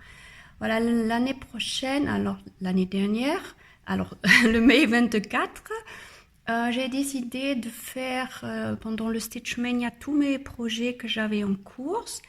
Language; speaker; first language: French; non-native, learner; German